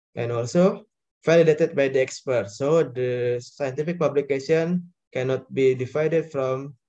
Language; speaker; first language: English; non-native, learner; Indonesian